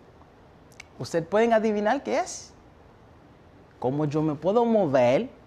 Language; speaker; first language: Spanish; non-native, fluent; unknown